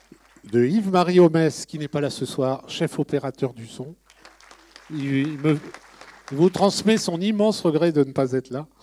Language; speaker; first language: French; native; French